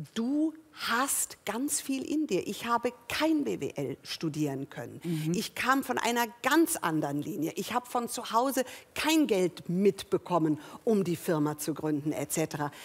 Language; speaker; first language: German; early bilingual, other home language; English